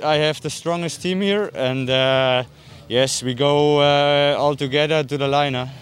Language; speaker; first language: English; non-native, fluent; German